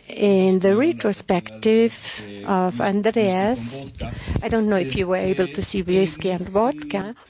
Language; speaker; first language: English; non-native, fluent; Spanish